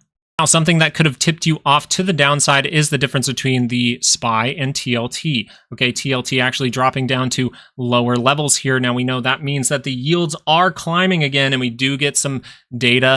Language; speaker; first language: English; native; English